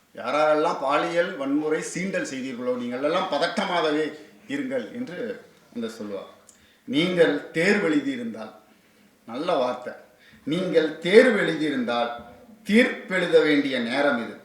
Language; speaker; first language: Tamil; native; Tamil